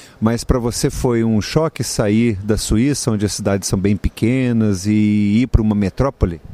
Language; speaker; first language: Portuguese; native; Portuguese